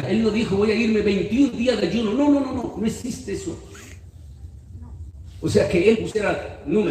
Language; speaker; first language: Spanish; native; Spanish